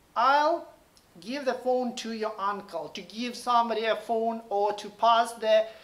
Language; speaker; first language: English; non-native, fluent; Ukrainian